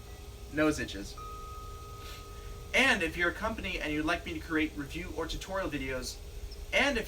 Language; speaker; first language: English; native; English